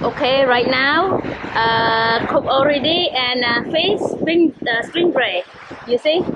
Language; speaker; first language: English; non-native, learner; Khmer